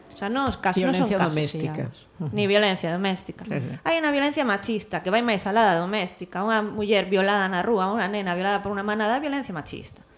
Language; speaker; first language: Galician; non-native, local second language; Spanish